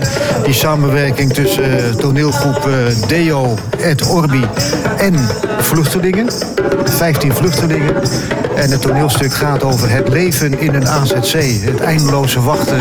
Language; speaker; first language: Dutch; native; Dutch